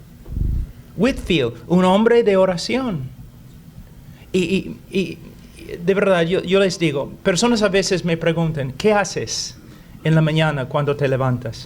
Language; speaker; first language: Spanish; non-native, fluent; English